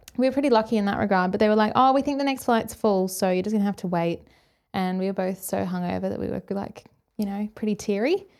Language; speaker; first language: English; native; English